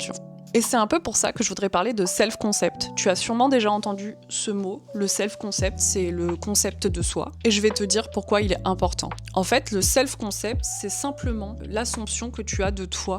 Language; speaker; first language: French; native; French